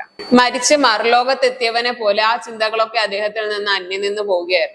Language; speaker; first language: Malayalam; native; Malayalam